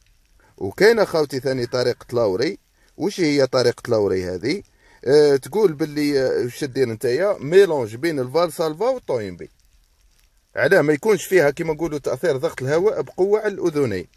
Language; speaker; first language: Arabic; native; Arabic